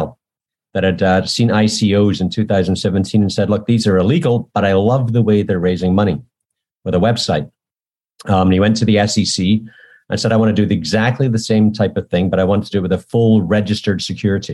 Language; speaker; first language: English; native; English